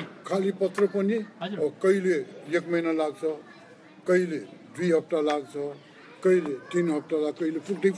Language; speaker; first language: Nepali; non-native, local second language; Newari